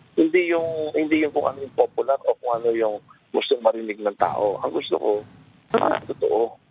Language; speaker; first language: Filipino; native; Filipino